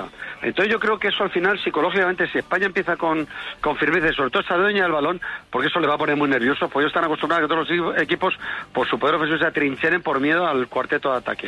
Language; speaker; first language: Spanish; native; Spanish